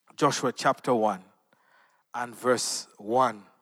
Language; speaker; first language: English; non-native, local second language; Luo (Kenya and Tanzania)